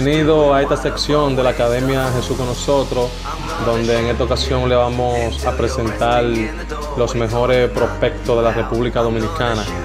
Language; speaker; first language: Spanish; native; Spanish